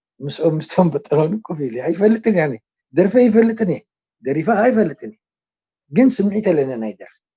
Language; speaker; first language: Tigrinya; non-native, local second language; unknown